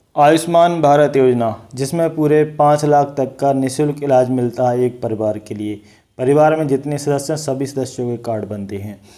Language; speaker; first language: Hindi; native; Hindi